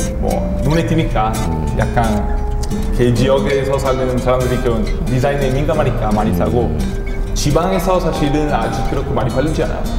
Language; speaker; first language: Korean; non-native, fluent; Italian